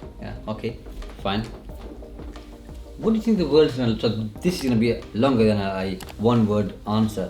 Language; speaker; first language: English; native; English